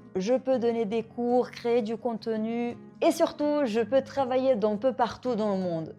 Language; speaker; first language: French; non-native, fluent; Portuguese